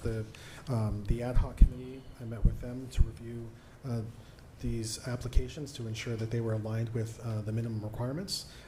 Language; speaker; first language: English; native; English